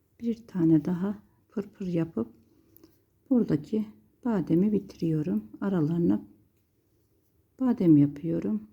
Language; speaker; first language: Turkish; native; Turkish